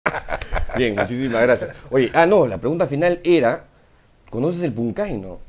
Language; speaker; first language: Spanish; native; Spanish